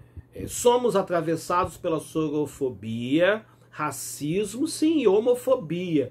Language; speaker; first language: Portuguese; native; Portuguese